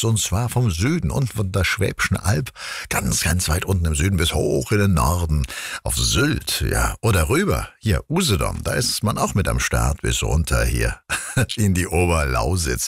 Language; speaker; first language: German; native; German